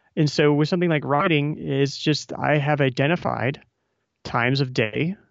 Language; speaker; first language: English; native; English